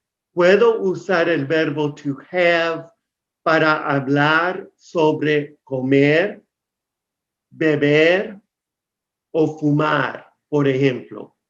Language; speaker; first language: Spanish; non-native, fluent; English